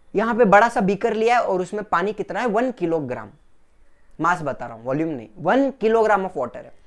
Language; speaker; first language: Hindi; non-native, local second language; Gujarati